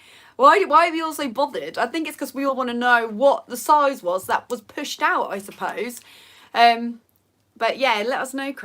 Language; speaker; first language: English; native; English